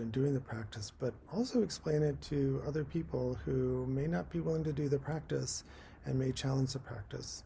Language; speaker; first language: English; native; English